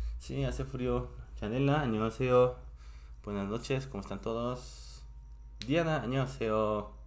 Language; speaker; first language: Spanish; non-native, fluent; Korean